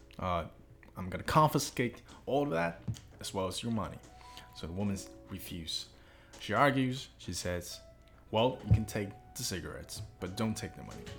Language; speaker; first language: English; non-native, fluent; Chinese